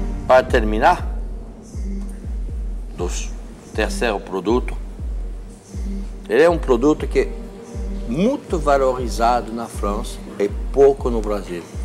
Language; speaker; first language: Portuguese; non-native, fluent; French